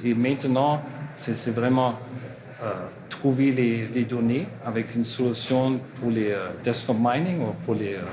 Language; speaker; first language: French; non-native, learner; German